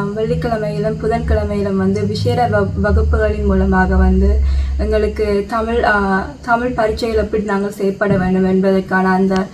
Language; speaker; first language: Tamil; early bilingual, heritage; Tamil